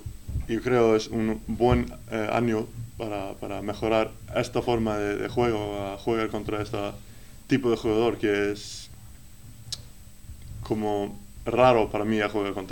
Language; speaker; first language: Spanish; non-native, learner; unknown